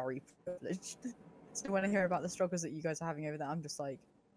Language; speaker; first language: English; native; English